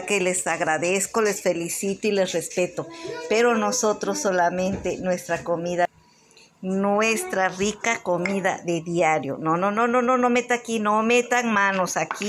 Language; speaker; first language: Spanish; native; Spanish